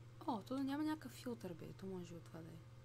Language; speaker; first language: Bulgarian; native; Bulgarian